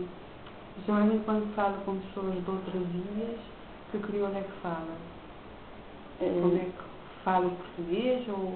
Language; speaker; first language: Portuguese; non-native, local second language; Kabuverdianu